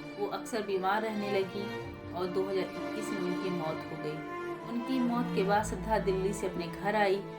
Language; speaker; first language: Hindi; native; Hindi